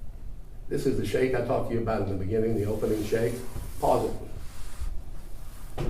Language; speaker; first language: English; native; English